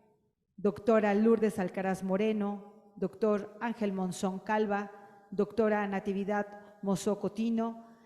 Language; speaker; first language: Spanish; native; Spanish